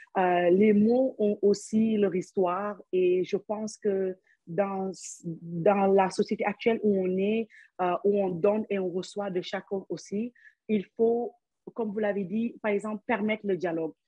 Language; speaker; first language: French; non-native, local second language; Wolof